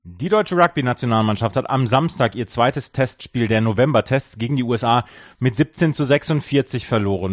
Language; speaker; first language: German; native; German